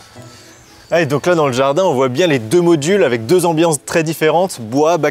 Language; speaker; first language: French; native; French